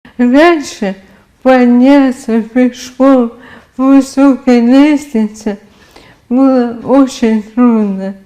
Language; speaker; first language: Russian; native; Russian